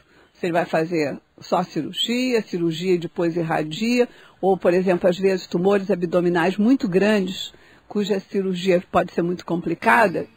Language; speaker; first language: Portuguese; native; Portuguese